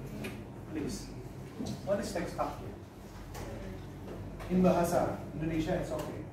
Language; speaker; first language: English; non-native, fluent; Indonesian